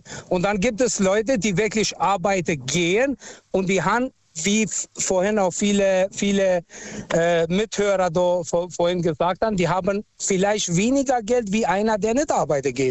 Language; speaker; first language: German; non-native, local second language; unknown